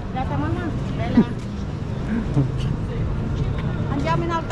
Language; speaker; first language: Italian; non-native, learner; Filipino